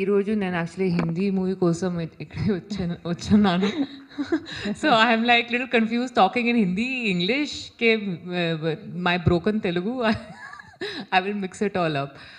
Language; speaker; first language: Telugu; non-native, learner; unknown